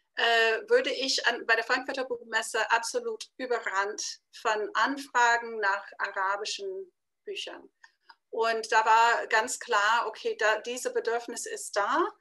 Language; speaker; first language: German; non-native, fluent; English